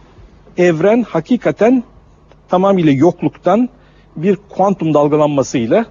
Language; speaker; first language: Turkish; native; Turkish